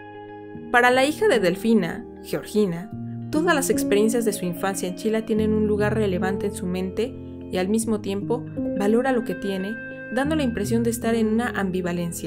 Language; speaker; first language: Spanish; native; Spanish